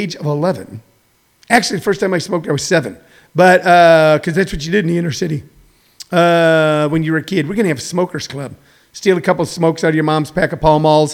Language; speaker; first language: English; native; English